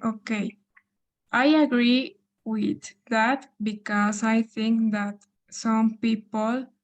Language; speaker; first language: English; non-native, learner; Spanish